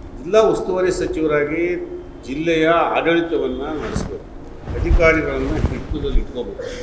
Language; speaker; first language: Kannada; native; Kannada